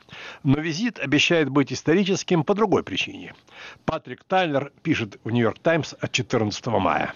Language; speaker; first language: Russian; native; Russian